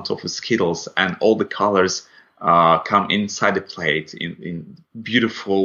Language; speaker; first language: English; non-native, fluent; Russian